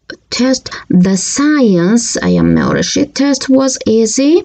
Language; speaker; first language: English; non-native, fluent; Georgian